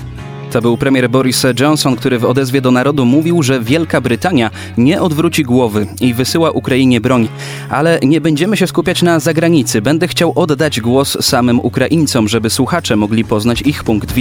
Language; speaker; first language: Polish; native; Polish